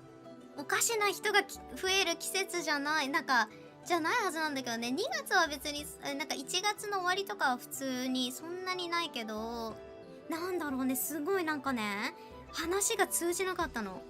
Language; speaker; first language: Japanese; native; Japanese